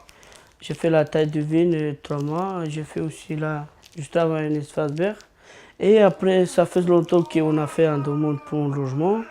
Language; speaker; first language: French; non-native, learner; Romanian